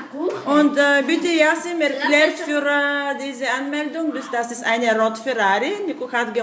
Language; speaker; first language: German; non-native, learner; Bulgarian